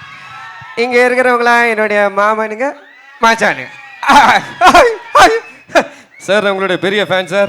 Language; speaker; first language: Tamil; native; Tamil